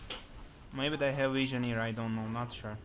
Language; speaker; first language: English; non-native, learner; Turkish